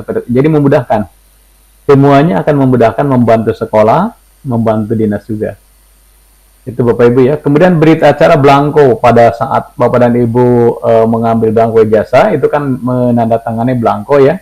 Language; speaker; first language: Indonesian; native; Indonesian